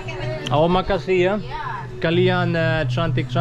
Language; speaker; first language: Indonesian; non-native, learner; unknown